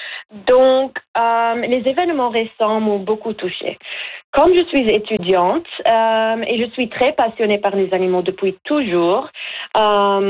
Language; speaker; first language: French; non-native, local second language; Arabic